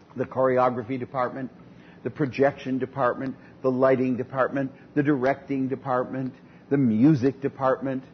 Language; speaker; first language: English; native; English